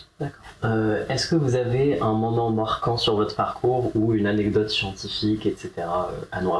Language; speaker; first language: French; native; French